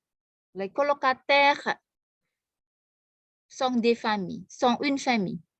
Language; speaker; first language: French; non-native, fluent; Indonesian